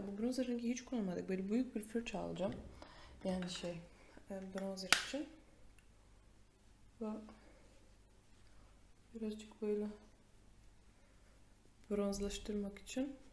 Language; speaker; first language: Turkish; non-native, fluent; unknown